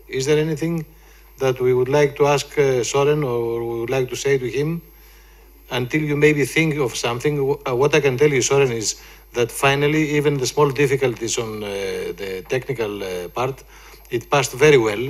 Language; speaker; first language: English; non-native, fluent; Greek